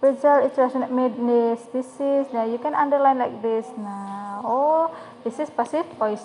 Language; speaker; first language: English; non-native, learner; Indonesian